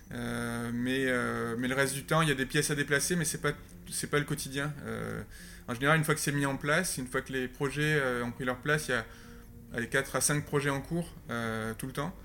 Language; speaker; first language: French; native; French